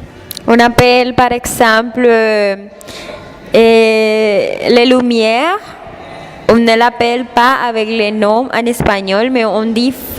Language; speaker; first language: French; non-native, learner; Spanish